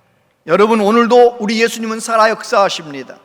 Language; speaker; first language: Korean; native; Korean